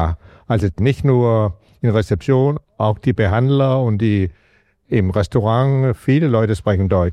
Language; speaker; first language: German; non-native, fluent; Danish